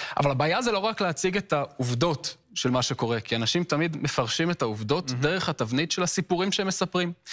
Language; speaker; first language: Hebrew; early bilingual, heritage; Hebrew